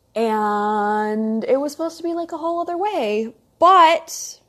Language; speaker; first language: English; native; English